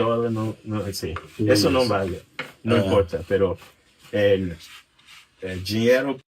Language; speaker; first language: Portuguese; non-native, learner; English